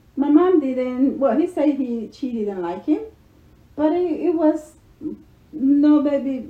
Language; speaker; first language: English; non-native, learner; Spanish